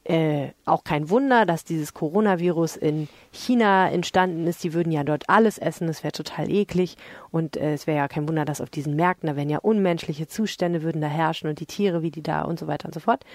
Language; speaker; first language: German; native; German